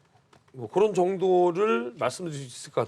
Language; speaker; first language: Korean; native; Korean